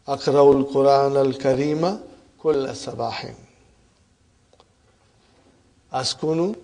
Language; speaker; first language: Arabic; non-native, fluent; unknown